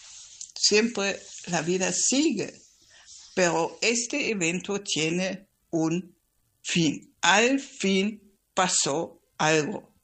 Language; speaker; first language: Spanish; non-native, fluent; German